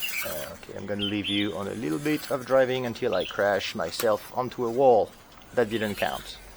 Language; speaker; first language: English; non-native, fluent; French